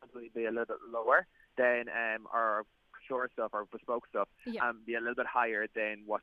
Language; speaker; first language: English; native; English